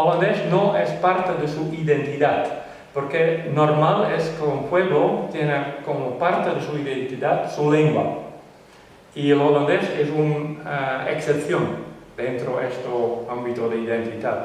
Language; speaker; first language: Spanish; non-native, fluent; Western Frisian